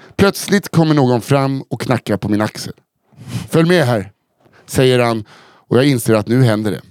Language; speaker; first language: Swedish; native; Swedish